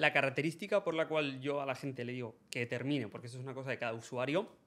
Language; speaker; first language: Spanish; native; Spanish